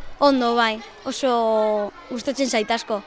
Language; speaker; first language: Basque; non-native, local second language; Spanish